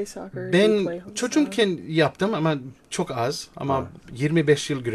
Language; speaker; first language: Turkish; non-native, learner; English